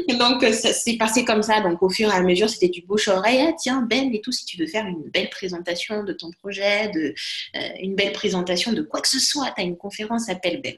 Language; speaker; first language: French; non-native, local second language; Lingala